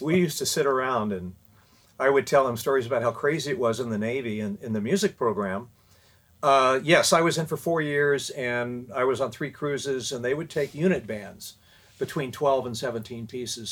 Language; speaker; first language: English; native; English